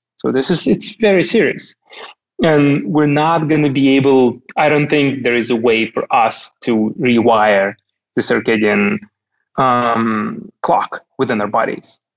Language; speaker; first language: English; non-native, fluent; Russian